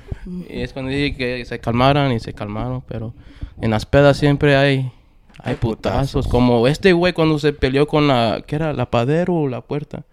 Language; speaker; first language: Spanish; early bilingual, heritage; Spanish